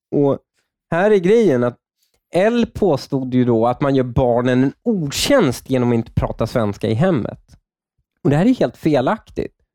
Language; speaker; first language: Swedish; native; Swedish